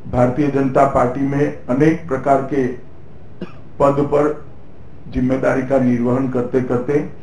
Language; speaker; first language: Hindi; non-native, local second language; Gujarati